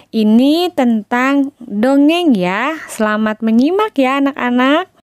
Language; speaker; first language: Indonesian; native; Indonesian